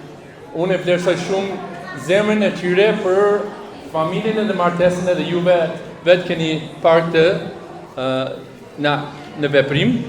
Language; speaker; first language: Albanian; non-native, fluent; English